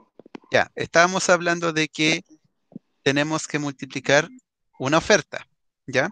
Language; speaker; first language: Spanish; native; Spanish